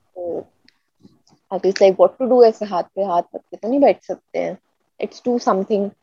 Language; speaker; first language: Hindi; native; Hindi